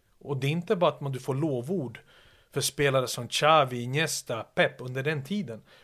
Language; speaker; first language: Swedish; early bilingual, other home language; Serbian